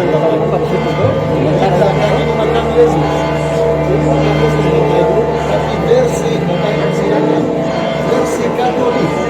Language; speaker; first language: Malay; non-native, fluent; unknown